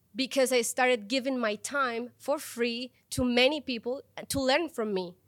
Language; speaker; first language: English; non-native, fluent; Spanish